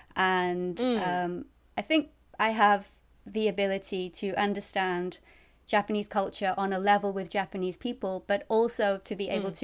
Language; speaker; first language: English; native; English